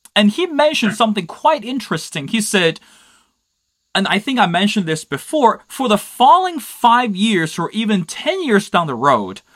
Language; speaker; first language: English; non-native, fluent; Chinese